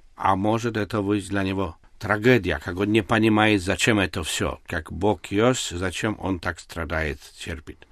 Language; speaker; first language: Russian; non-native, local second language; Belarusian